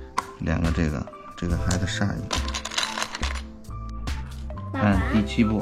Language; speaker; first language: Chinese; native; Chinese